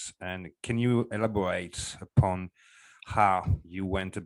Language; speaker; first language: English; non-native, fluent; French